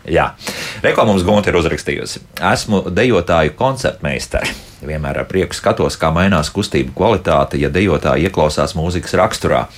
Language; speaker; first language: Latvian; native; Latvian